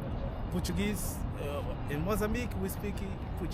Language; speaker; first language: English; non-native, learner; Portuguese